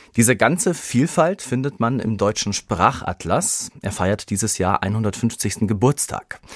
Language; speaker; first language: German; native; German